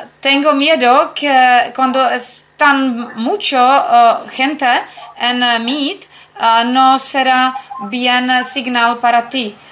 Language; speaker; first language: Spanish; non-native, learner; Czech